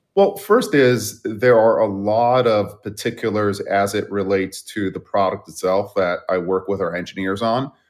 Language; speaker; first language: English; early bilingual, other home language; Persian